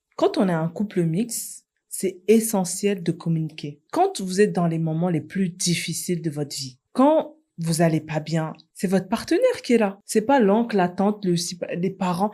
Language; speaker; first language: French; native; French